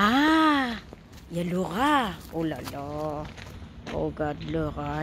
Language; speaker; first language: French; non-native, learner; Filipino